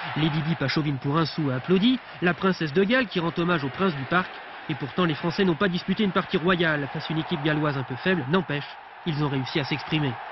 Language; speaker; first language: French; native; French